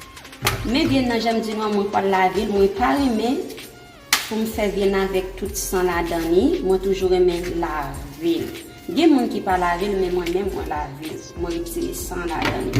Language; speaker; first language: French; early bilingual, heritage; Haitian Creole